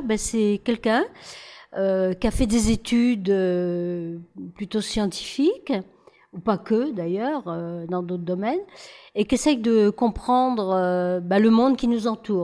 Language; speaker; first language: French; native; French